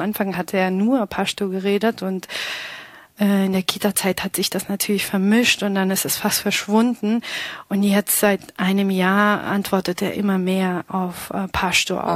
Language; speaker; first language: German; early bilingual, other home language; Pashto